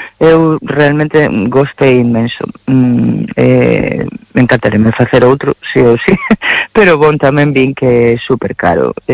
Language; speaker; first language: Galician; native; Galician